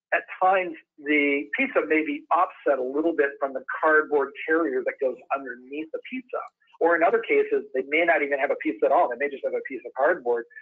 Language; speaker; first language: English; native; English